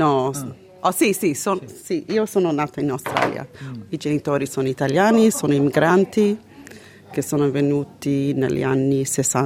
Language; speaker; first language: Italian; early bilingual, heritage; Italian